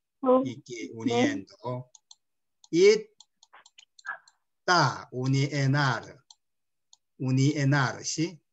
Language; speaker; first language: Korean; non-native, fluent; Spanish